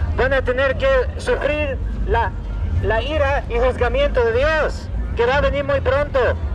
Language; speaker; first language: Spanish; early bilingual, heritage; Spanish